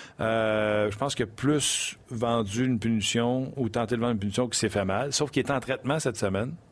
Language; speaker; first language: French; native; French